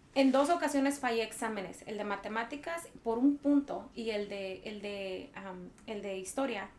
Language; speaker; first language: Spanish; native; Spanish